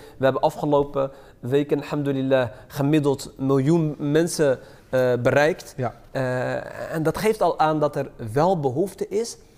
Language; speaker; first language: Dutch; early bilingual, other home language; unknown